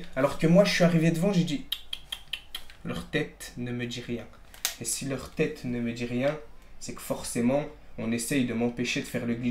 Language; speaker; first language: French; native; French